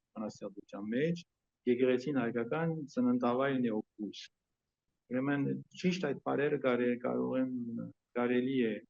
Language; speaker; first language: Armenian; early bilingual, heritage; Armenian